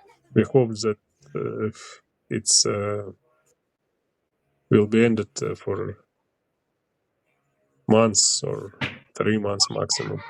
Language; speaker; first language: English; non-native, learner; Ukrainian